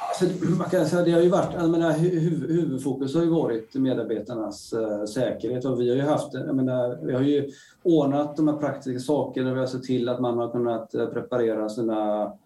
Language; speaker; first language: Swedish; native; Swedish